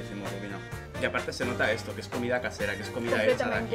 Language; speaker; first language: Spanish; native; Spanish